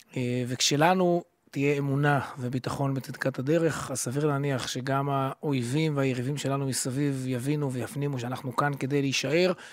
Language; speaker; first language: Hebrew; native; Hebrew